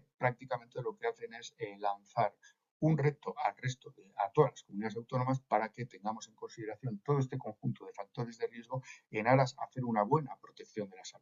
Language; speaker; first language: Spanish; native; Spanish